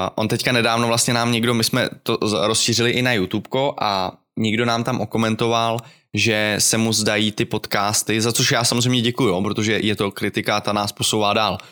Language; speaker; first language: Czech; native; Czech